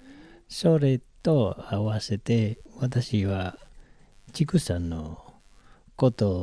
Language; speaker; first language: Japanese; non-native, learner; Spanish